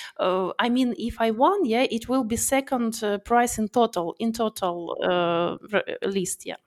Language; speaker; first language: English; non-native, learner; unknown